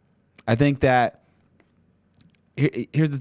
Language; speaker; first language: English; native; English